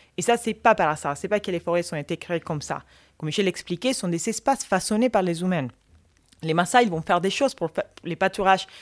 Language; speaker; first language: French; non-native, fluent; Spanish